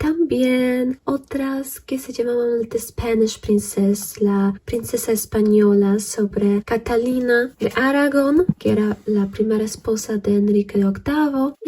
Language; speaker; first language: Spanish; non-native, fluent; Polish